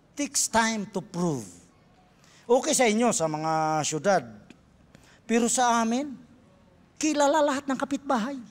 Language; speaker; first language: Filipino; non-native, local second language; Cebuano